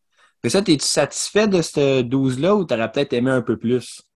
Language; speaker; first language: French; native; French